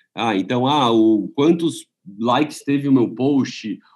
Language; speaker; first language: Portuguese; native; Portuguese